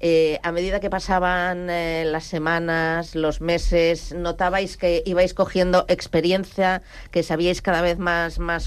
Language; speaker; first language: Spanish; non-native, local second language; Catalan